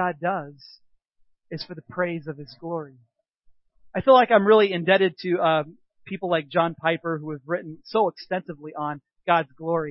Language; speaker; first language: English; native; English